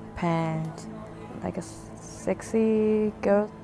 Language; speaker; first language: English; non-native, learner; Akha